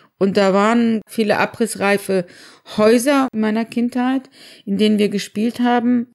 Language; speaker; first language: German; early bilingual, other home language; Turkish